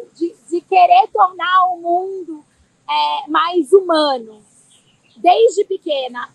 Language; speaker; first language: Portuguese; native; Portuguese